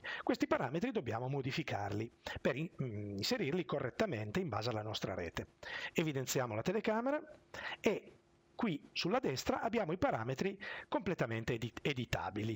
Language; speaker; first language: Italian; native; Italian